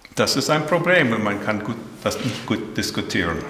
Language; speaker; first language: German; early bilingual, heritage; German